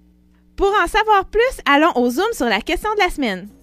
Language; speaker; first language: French; native; French